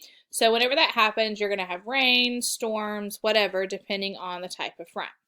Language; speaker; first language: English; native; English